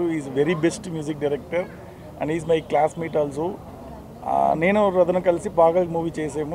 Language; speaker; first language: Telugu; non-native, fluent; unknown